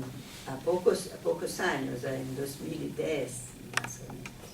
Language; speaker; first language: Spanish; non-native, fluent; Portuguese